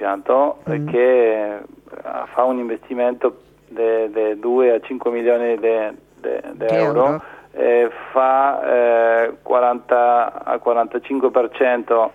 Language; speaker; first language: Italian; non-native, fluent; Spanish